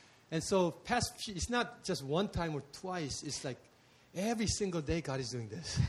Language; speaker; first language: English; early bilingual, other home language; Korean